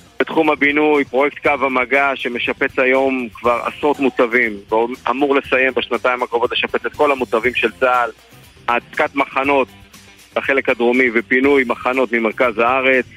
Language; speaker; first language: Hebrew; native; Hebrew